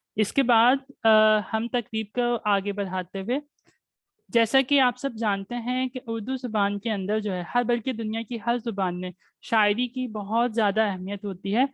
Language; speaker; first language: Urdu; native; Urdu